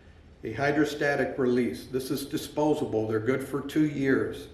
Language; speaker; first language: English; native; English